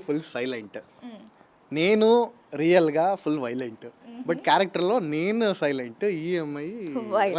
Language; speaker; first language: Telugu; non-native, learner; Kannada